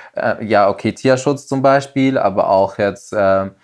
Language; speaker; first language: German; non-native, fluent; Arabic